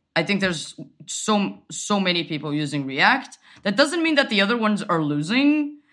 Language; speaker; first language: English; non-native, fluent; Portuguese